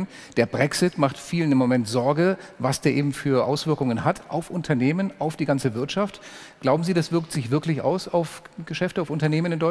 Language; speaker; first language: German; native; German